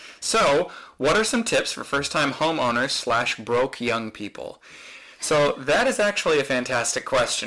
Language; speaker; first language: English; native; English